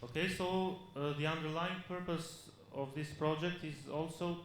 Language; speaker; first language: English; non-native, fluent; Albanian